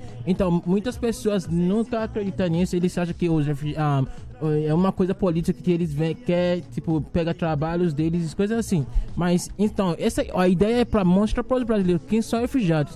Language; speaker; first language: Portuguese; non-native, fluent; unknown